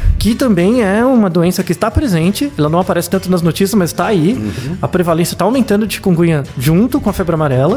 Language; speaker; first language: Portuguese; native; Portuguese